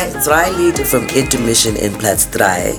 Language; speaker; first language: German; non-native, fluent; English